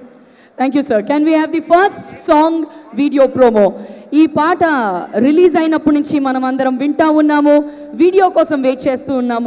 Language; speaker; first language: Telugu; native; Telugu